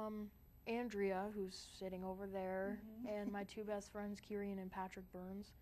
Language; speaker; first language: English; native; English